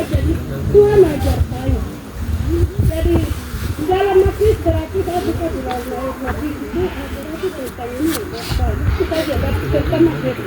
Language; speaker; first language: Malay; non-native, local second language; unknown